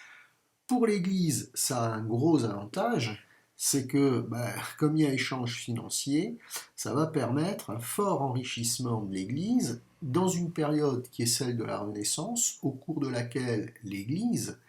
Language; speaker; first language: French; native; French